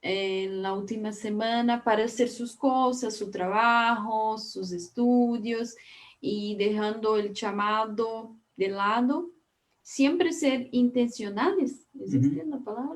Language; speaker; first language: Spanish; non-native, learner; Portuguese